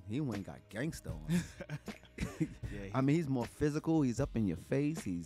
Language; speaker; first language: English; native; English